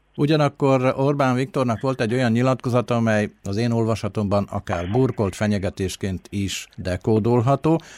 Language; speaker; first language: Hungarian; native; Hungarian